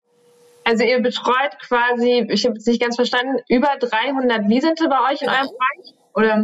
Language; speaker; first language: German; native; German